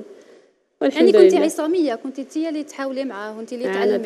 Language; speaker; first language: Arabic; native; Arabic